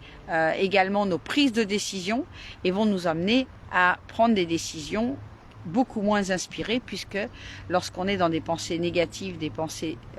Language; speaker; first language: French; native; French